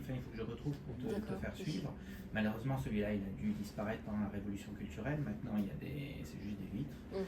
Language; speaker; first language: French; native; French